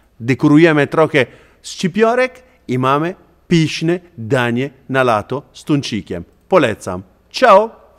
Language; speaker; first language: Polish; non-native, learner; Italian